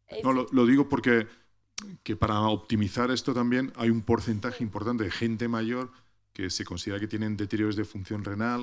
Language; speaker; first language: Spanish; native; Spanish